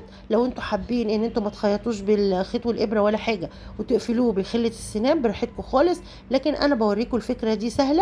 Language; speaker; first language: Arabic; native; Arabic